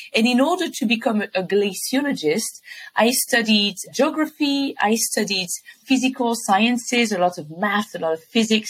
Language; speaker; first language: English; non-native, fluent; French